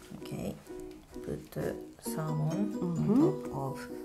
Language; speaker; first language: English; non-native, learner; Japanese